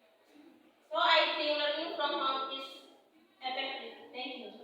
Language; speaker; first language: English; non-native, learner; Indonesian